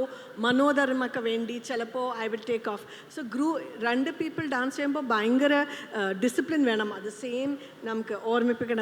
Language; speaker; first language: Malayalam; non-native, fluent; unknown